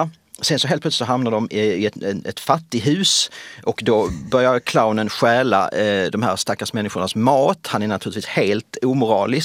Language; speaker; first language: Swedish; native; Swedish